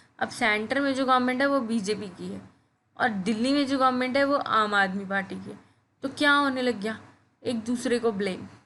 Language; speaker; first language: Hindi; native; Hindi